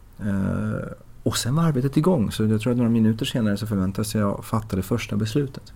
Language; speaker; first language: Swedish; early bilingual, other home language; Persian